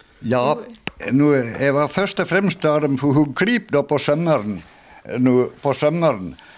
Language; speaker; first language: Swedish; native; Swedish